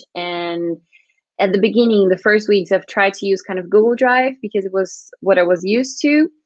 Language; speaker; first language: English; non-native, fluent; Portuguese